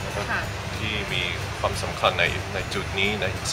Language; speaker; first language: Thai; non-native, fluent; Dutch